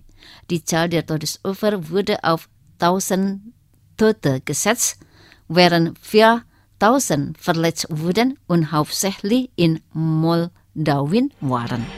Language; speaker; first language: German; non-native, fluent; Indonesian